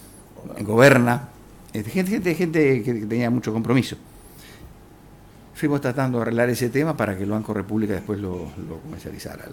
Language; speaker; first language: Spanish; native; Spanish